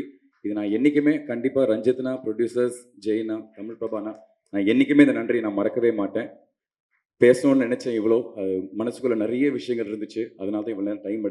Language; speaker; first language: Tamil; native; Tamil